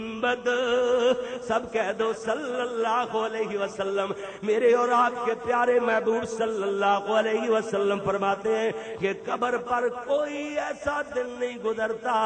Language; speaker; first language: Urdu; non-native, local second language; Punjabi